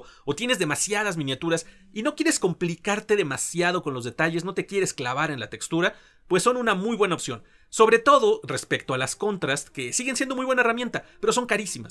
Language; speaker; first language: Spanish; native; Spanish